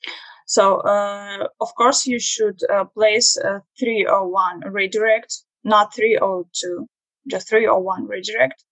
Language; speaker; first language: English; non-native, learner; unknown